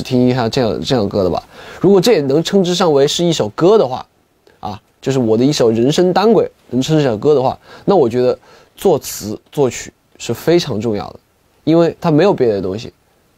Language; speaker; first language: Chinese; native; Chinese